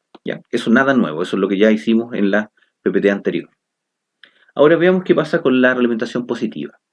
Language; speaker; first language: Spanish; native; Spanish